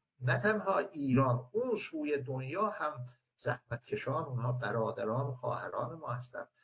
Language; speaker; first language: Persian; non-native, local second language; Azerbaijani